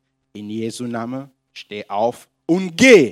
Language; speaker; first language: German; non-native, fluent; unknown